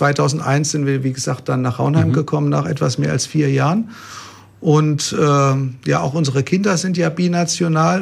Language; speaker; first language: German; native; German